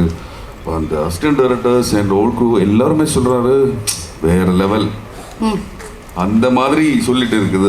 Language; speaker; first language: Tamil; non-native, learner; Malayalam